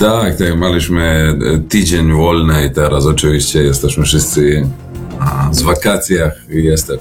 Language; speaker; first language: Polish; non-native, learner; Serbian